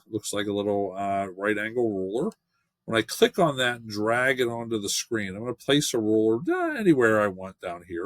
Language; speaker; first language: English; native; English